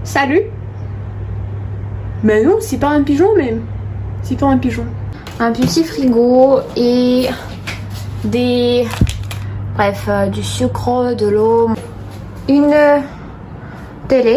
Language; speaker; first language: French; non-native, fluent; Russian